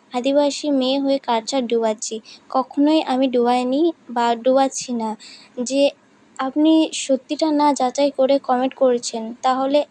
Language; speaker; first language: Bangla; non-native, local second language; Santali